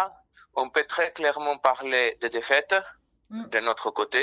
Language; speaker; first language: French; non-native, fluent; Greek